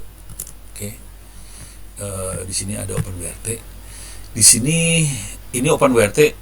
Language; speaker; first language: Indonesian; native; Indonesian